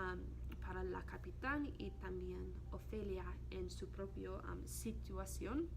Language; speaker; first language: Spanish; non-native, learner; English